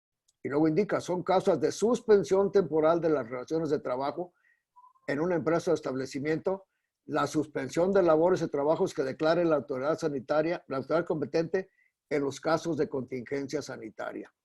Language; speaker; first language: Spanish; native; Spanish